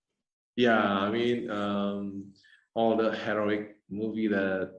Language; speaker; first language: English; non-native, fluent; Indonesian